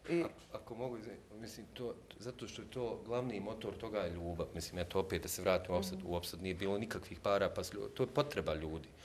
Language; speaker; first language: Bosnian; native; Bosnian